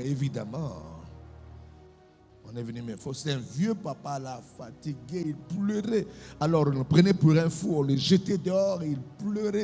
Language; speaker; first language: French; non-native, local second language; Lingala